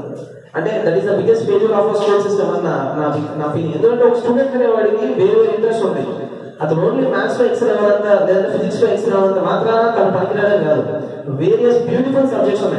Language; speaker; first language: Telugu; native; Telugu